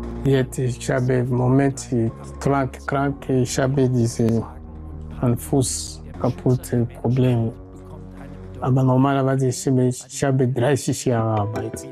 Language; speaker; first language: German; non-native, learner; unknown